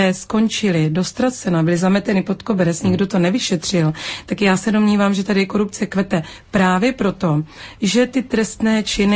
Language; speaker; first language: Czech; native; Czech